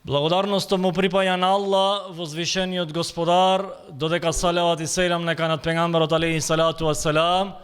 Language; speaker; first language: Macedonian; non-native, local second language; Albanian